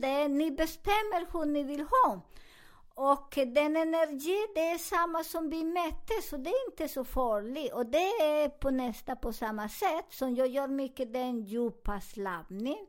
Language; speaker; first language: Swedish; non-native, fluent; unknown